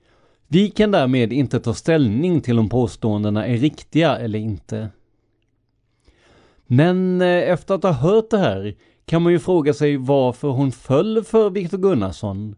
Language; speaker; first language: Swedish; native; Swedish